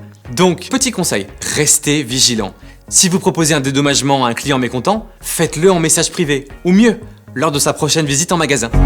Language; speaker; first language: French; native; French